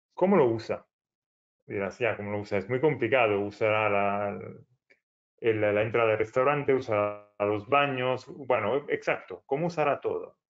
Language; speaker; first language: Spanish; non-native, fluent; Italian